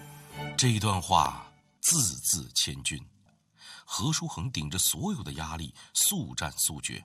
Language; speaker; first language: Chinese; native; Chinese